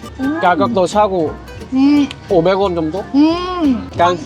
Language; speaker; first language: Korean; non-native, learner; Vietnamese